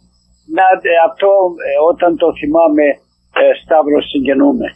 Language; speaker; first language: Greek; native; Greek